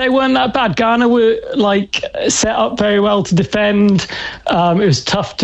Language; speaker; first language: English; native; English